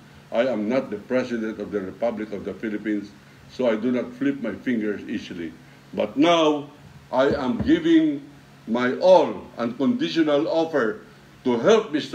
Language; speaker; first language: English; non-native, local second language; Filipino